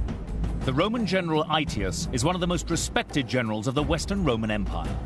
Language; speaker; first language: English; native; English